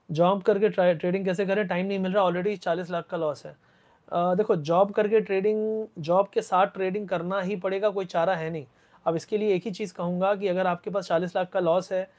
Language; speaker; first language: Hindi; non-native, local second language; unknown